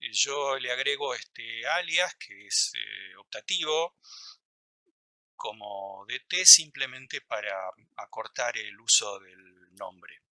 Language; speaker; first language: Spanish; native; Spanish